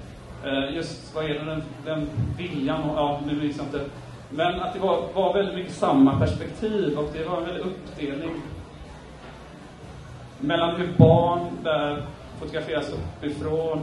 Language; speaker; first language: Swedish; native; Swedish